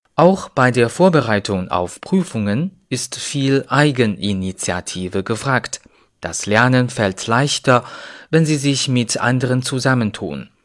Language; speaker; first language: German; non-native, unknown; Chinese